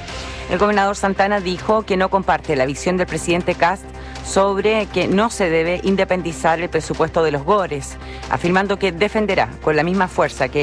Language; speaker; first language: Spanish; native; Spanish